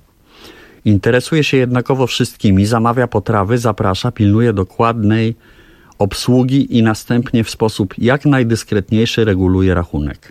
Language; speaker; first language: Polish; native; Polish